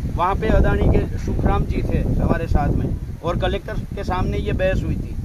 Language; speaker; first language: Hindi; non-native, local second language; Gujarati